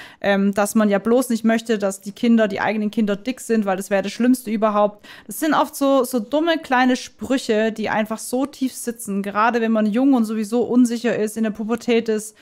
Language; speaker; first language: German; native; German